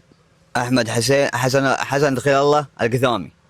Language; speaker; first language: Arabic; native; Arabic